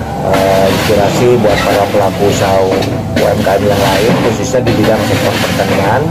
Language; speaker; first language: Indonesian; native; Indonesian